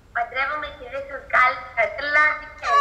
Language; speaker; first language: Greek; early bilingual, heritage; Greek